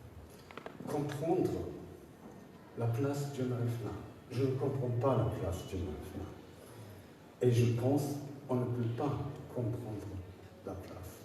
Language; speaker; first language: French; non-native, learner; German